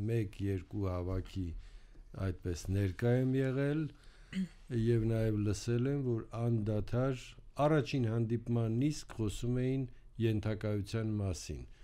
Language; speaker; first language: Armenian; native; Armenian